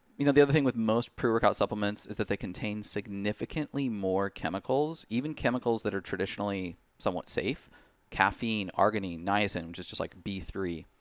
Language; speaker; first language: English; native; English